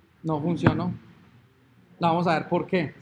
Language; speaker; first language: Spanish; native; Spanish